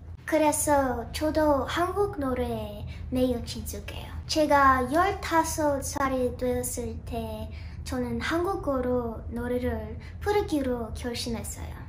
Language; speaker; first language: Korean; non-native, learner; English